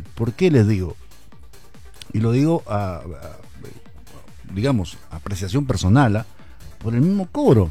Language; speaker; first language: Spanish; native; Spanish